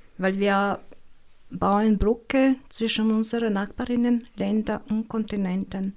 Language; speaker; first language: German; non-native, learner; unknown